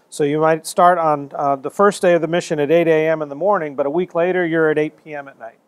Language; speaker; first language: English; native; English